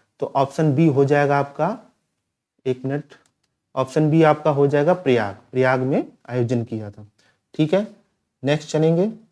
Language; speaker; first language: Hindi; native; Hindi